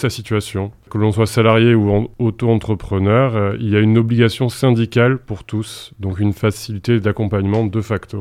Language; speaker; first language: French; native; French